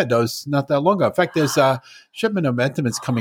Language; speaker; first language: English; native; English